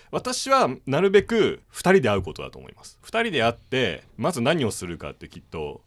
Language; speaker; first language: Japanese; native; Japanese